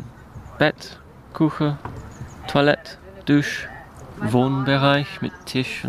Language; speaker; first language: German; non-native, fluent; English